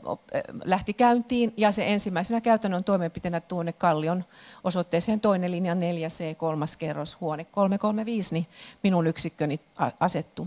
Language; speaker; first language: Finnish; native; Finnish